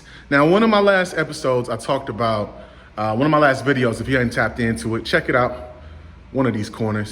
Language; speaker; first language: English; native; English